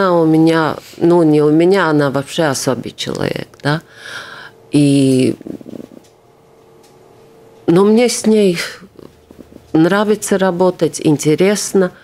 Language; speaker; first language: Russian; non-native, local second language; Latvian